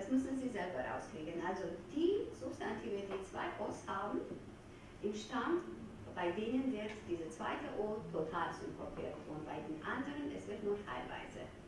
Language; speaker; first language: German; non-native, fluent; Georgian